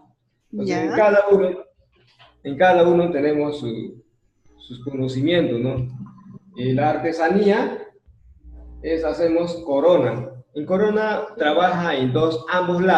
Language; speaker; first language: Spanish; non-native, local second language; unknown